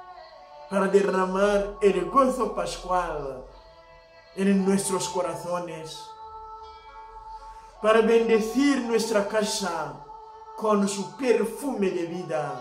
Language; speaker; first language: Spanish; non-native, fluent; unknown